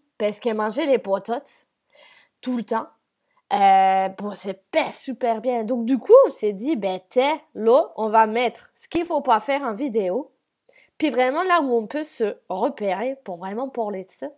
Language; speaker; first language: French; native; French